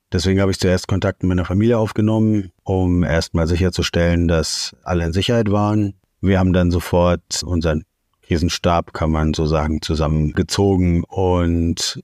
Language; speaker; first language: German; native; German